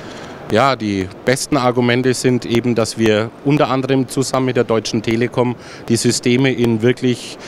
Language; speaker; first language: German; native; German